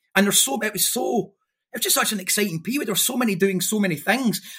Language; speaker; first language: English; native; English